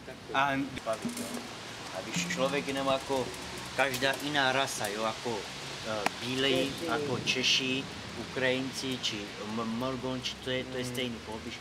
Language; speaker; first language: Czech; non-native, local second language; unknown